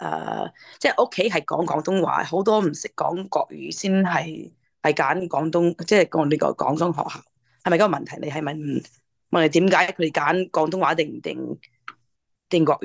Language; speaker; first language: Cantonese; early bilingual, heritage; English